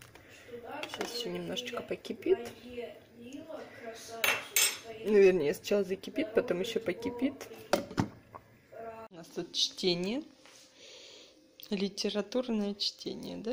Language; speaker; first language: Russian; native; Russian